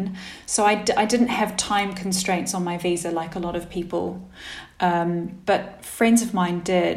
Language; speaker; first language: English; native; English